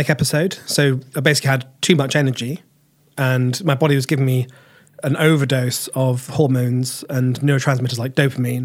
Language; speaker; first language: English; native; English